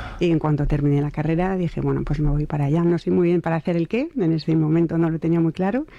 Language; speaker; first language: Spanish; non-native, fluent; French